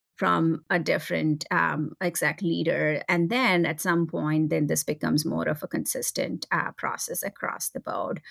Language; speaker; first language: English; non-native, local second language; Tamil